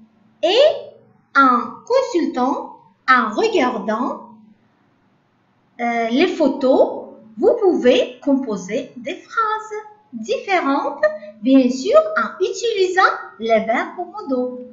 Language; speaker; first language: French; non-native, learner; Uzbek